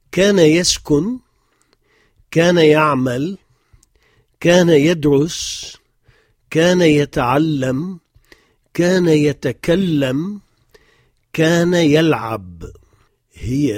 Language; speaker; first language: Arabic; non-native, fluent; French